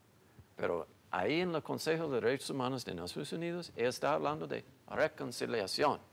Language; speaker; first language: Spanish; non-native, fluent; English